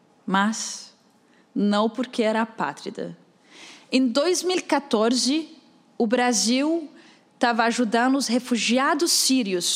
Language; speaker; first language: Portuguese; non-native, fluent; Arabic